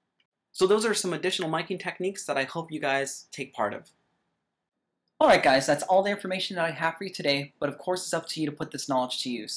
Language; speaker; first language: English; native; English